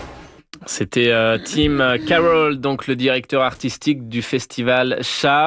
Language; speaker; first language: French; native; French